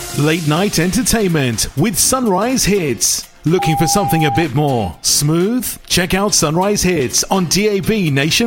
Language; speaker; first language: English; native; English